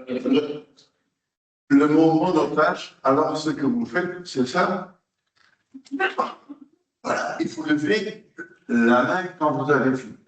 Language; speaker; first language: French; non-native, local second language; Dutch